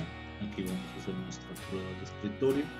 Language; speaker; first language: Spanish; native; Spanish